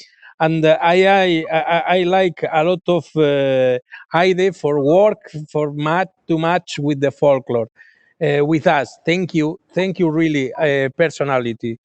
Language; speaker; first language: English; non-native, learner; Galician